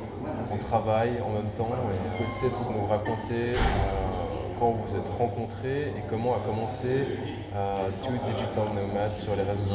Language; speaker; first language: French; native; French